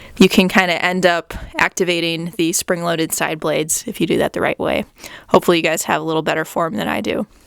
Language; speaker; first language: English; native; English